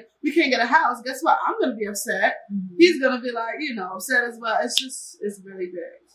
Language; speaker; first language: English; native; English